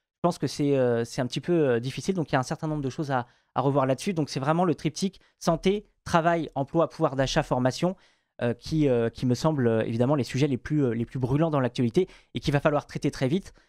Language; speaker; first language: French; native; French